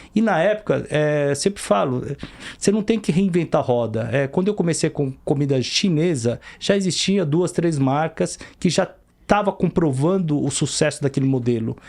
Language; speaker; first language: Portuguese; early bilingual, other home language; Korean